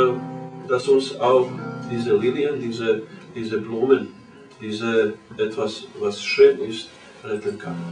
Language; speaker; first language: German; non-native, learner; Croatian